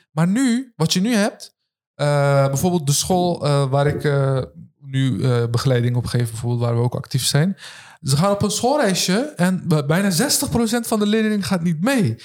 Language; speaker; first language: Dutch; early bilingual, other home language; Turkish